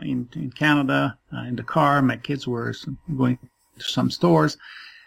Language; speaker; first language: English; non-native, fluent; French